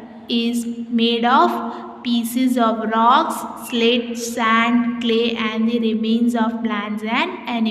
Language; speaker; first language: English; non-native, local second language; Hindi